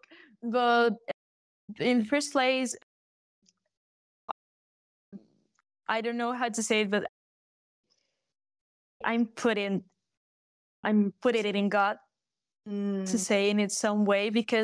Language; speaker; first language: English; non-native, fluent; Galician